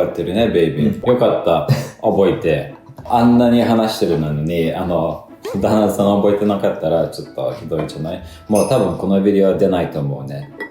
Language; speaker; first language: Japanese; non-native, fluent; Lithuanian